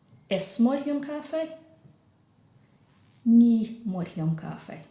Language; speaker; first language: Irish; non-native, fluent; English